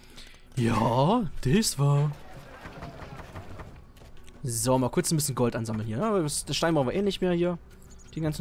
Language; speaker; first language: German; native; German